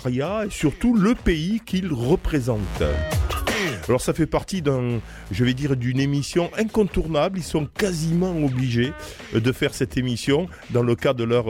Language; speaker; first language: French; native; French